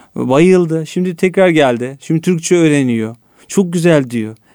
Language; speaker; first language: Turkish; native; Turkish